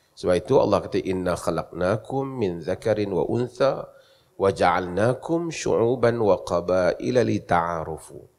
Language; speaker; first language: Malay; native; Malay